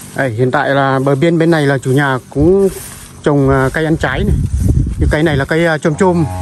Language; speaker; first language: Vietnamese; non-native, local second language; Tày